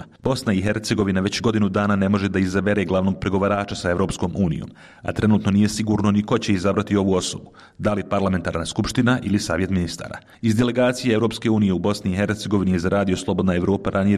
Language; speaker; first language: Croatian; native; Croatian